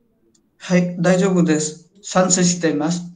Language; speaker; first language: Japanese; non-native, learner; Nepali